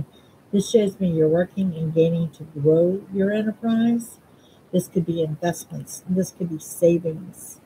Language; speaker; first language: English; native; English